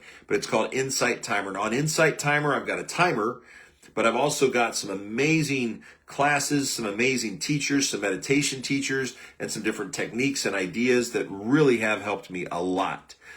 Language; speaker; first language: English; native; English